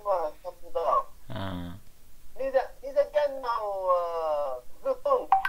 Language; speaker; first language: Chinese; non-native, learner; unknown